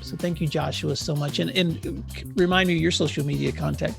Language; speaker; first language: English; native; English